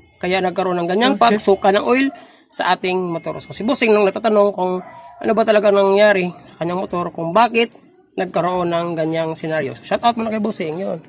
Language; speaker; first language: Filipino; non-native, local second language; Cebuano